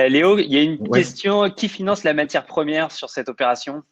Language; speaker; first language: French; native; French